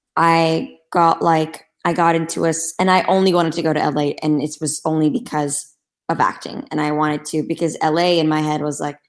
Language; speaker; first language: English; non-native, fluent; Turkish